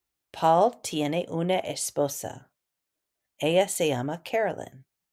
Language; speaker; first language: Spanish; non-native, fluent; English